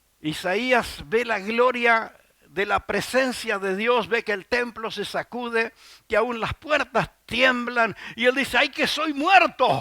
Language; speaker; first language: Spanish; native; Spanish